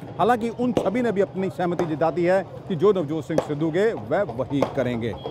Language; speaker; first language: Hindi; non-native, local second language; Punjabi